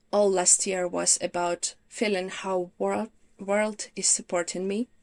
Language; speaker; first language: English; non-native, fluent; Ukrainian